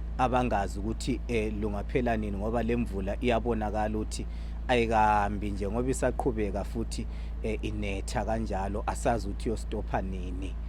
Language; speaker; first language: Zulu; non-native, local second language; Xhosa